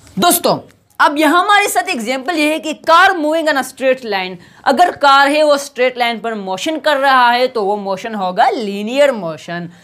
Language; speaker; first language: Urdu; non-native, local second language; Pashto